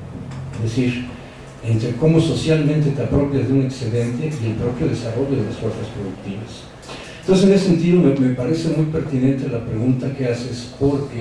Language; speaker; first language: Spanish; native; Spanish